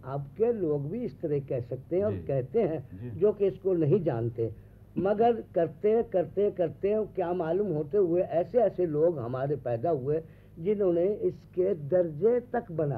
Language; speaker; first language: Urdu; non-native, local second language; Punjabi